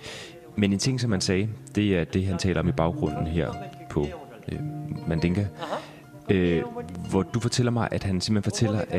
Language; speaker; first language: Danish; native; Danish